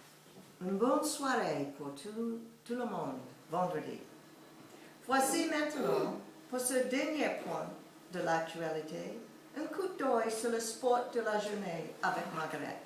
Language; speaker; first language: French; non-native, fluent; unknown